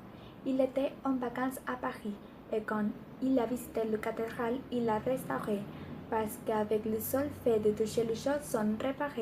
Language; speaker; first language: French; non-native, learner; Spanish